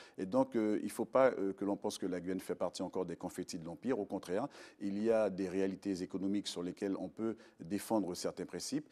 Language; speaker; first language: French; native; French